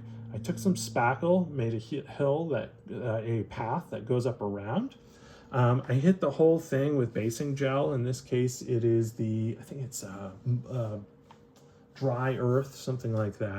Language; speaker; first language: English; native; English